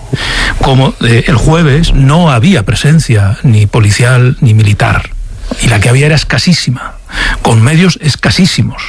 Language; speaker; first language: Spanish; native; Spanish